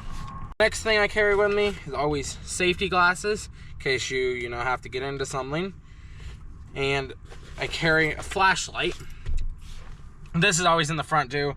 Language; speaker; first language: English; native; English